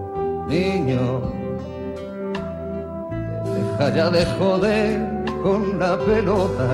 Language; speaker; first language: Spanish; native; Spanish